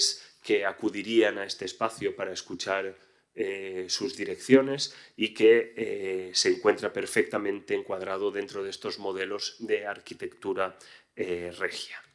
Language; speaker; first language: Spanish; native; Spanish